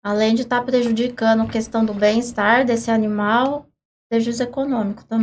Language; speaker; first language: Portuguese; native; Portuguese